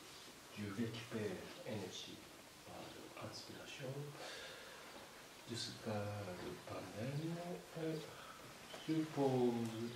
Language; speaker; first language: French; non-native, learner; Japanese